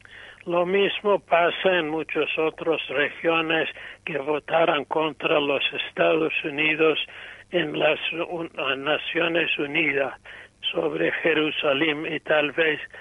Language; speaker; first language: Spanish; non-native, fluent; English